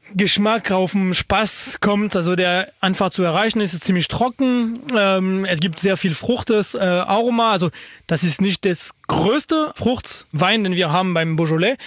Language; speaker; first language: German; non-native, fluent; French